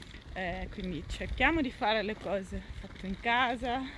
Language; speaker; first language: Italian; non-native, fluent; Dutch